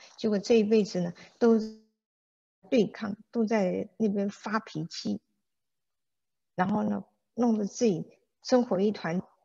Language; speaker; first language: Chinese; native; Chinese